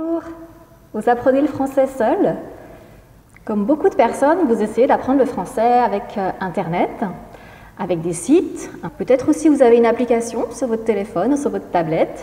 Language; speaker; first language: French; native; French